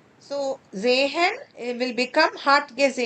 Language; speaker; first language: German; non-native, fluent; Kannada